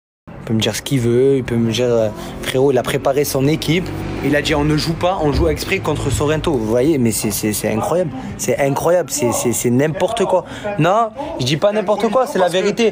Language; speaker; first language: French; native; French